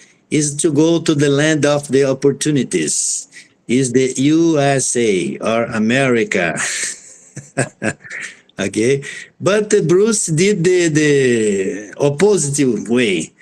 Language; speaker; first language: English; non-native, fluent; Portuguese